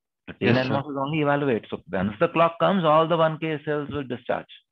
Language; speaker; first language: English; non-native, local second language; Hindi